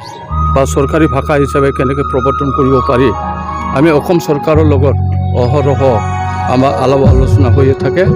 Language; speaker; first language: Assamese; non-native, local second language; Bodo